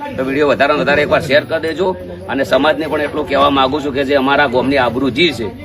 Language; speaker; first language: Gujarati; native; Gujarati